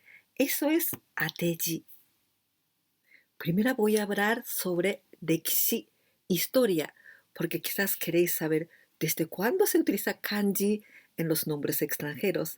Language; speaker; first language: Spanish; non-native, fluent; Japanese